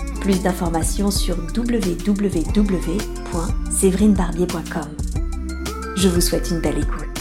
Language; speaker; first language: French; native; French